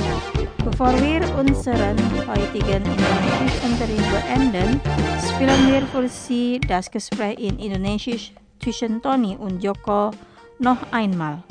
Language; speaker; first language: German; non-native, fluent; Indonesian